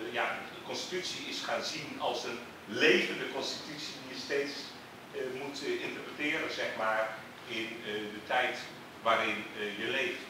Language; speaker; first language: Dutch; native; Dutch